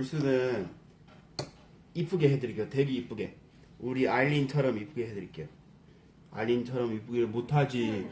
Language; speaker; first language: Korean; non-native, fluent; English